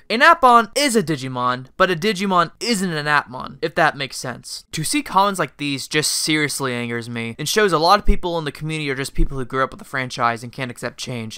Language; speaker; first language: English; native; English